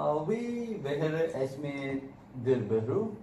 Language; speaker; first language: German; non-native, learner; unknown